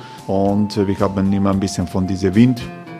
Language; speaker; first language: German; non-native, learner; Croatian